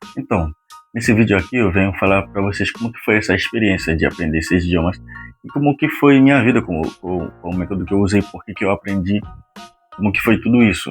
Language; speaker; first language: Portuguese; non-native, fluent; Haitian Creole